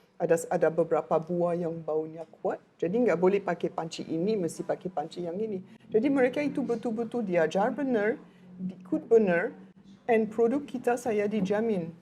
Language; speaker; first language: Indonesian; non-native, learner; French